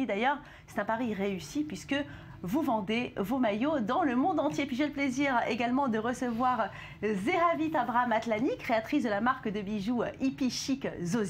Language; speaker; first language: French; native; French